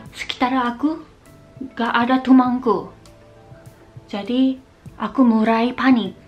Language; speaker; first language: Indonesian; non-native, fluent; Japanese